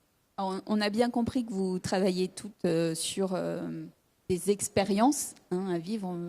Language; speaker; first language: French; native; French